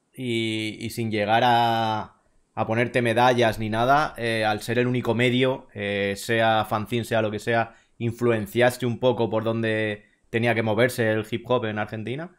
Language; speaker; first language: Spanish; native; Spanish